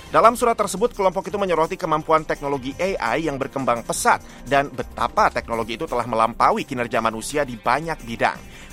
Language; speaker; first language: Indonesian; native; Indonesian